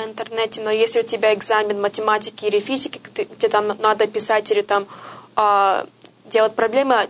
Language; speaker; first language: Russian; early bilingual, heritage; Russian